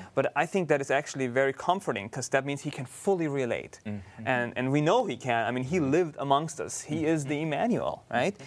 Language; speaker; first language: English; non-native, fluent; German